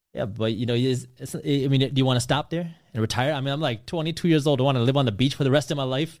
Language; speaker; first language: English; early bilingual, other home language; Punjabi